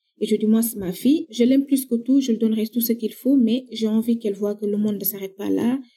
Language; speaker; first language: French; non-native, local second language; Wolof